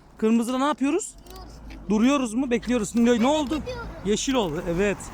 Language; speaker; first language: Turkish; early bilingual, heritage; Turkish